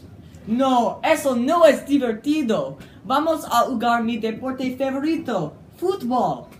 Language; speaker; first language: Spanish; non-native, learner; English